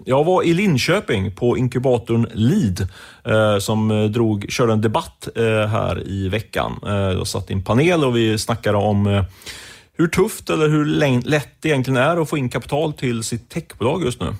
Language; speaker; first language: Swedish; native; Swedish